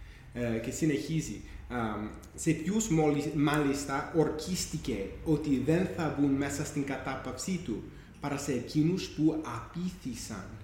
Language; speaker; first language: Greek; non-native, fluent; English